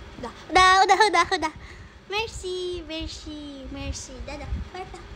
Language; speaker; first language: Indonesian; native; Indonesian